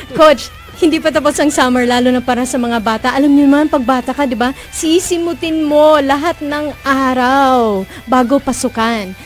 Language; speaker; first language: Filipino; non-native, local second language; Cebuano